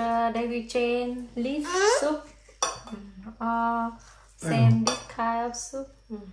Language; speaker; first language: English; non-native, learner; Vietnamese